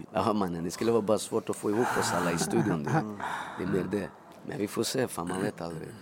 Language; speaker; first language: Swedish; early bilingual, other home language; Spanish